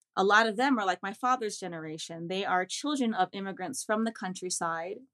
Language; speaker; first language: English; native; English